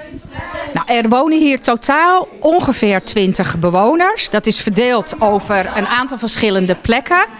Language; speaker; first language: Dutch; native; Dutch